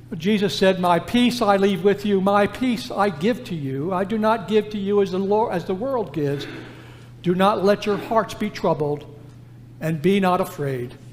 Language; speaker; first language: English; native; English